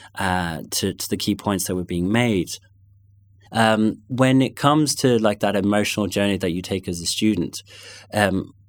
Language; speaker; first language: English; native; English